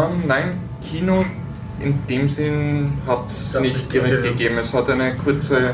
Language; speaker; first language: German; native; German